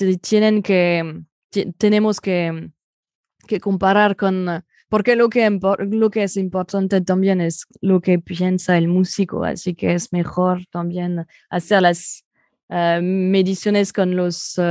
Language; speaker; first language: Spanish; non-native, fluent; French